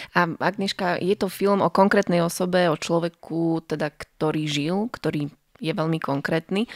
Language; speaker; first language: Slovak; native; Slovak